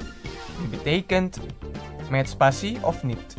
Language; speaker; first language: Dutch; non-native, learner; Indonesian